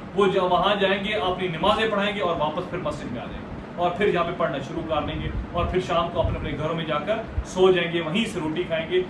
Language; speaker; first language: Urdu; non-native, local second language; Punjabi